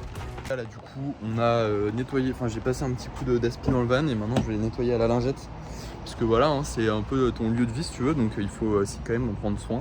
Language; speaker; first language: French; native; French